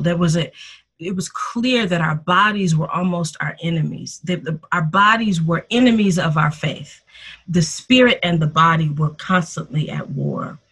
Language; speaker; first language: English; native; English